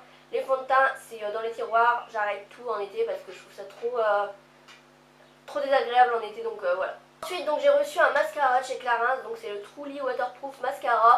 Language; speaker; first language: French; native; French